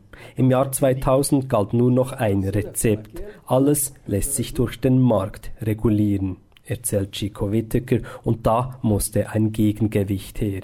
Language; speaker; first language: German; native; German